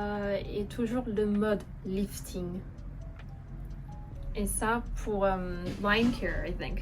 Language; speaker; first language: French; non-native, fluent; Korean